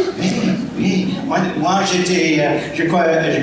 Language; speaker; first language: French; non-native, learner; English